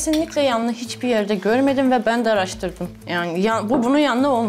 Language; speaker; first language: Turkish; native; Turkish